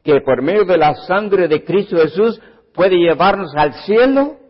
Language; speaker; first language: Spanish; early bilingual, heritage; Spanish